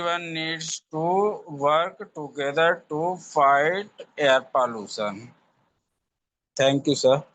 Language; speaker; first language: English; non-native, learner; Hindi